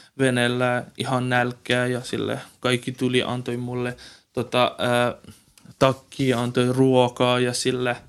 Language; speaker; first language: Finnish; non-native, learner; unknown